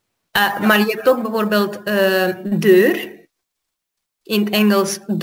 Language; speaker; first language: Dutch; non-native, fluent; Armenian